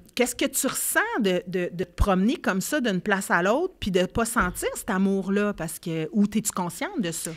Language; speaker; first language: French; native; French